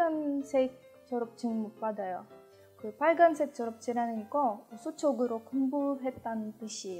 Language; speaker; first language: Korean; non-native, fluent; Russian